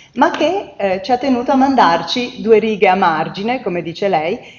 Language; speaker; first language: Italian; native; Italian